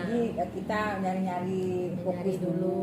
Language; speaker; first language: Indonesian; native; Indonesian